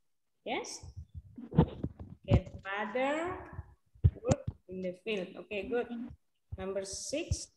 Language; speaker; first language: English; non-native, learner; Indonesian